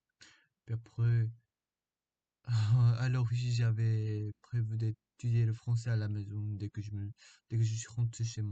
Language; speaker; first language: French; non-native, learner; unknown